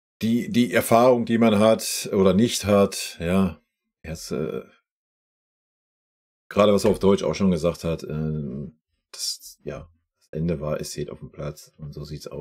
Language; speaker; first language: German; native; German